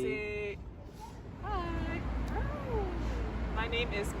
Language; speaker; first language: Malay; early bilingual, heritage; English